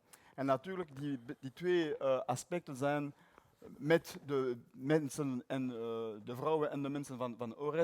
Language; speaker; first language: Dutch; non-native, learner; French